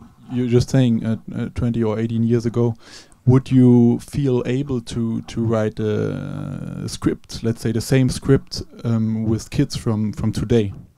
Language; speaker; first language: English; non-native, fluent; German